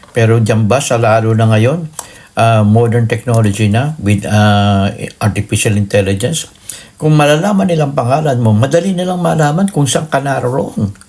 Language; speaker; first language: Filipino; native; Filipino